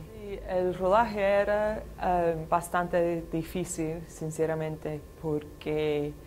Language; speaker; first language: Spanish; non-native, fluent; English